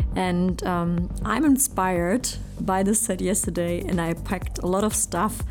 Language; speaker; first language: English; non-native, fluent; German